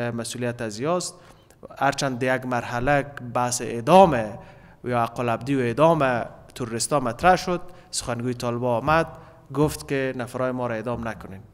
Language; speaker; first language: Persian; native; Persian